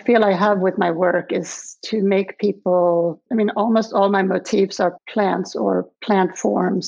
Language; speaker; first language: English; non-native, fluent; Swedish